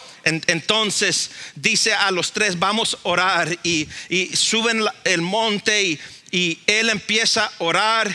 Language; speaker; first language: Spanish; early bilingual, heritage; Spanish